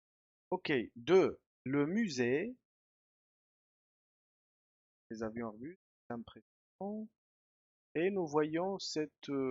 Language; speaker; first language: French; non-native, fluent; Spanish